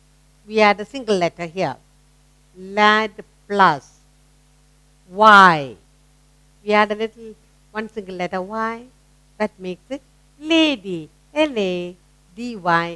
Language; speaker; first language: English; non-native, local second language; Tamil